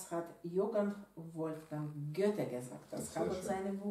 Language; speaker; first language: German; non-native, learner; Russian